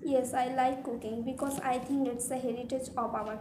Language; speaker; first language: English; non-native, learner; Bangla